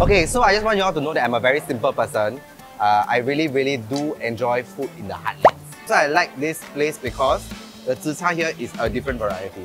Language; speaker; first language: English; non-native, local second language; Tamil